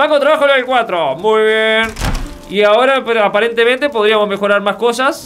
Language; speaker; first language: Spanish; native; Spanish